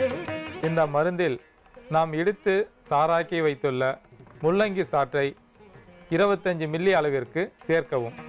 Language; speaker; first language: Tamil; native; Tamil